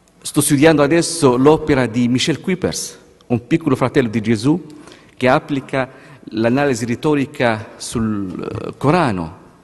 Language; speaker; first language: Italian; non-native, fluent; Arabic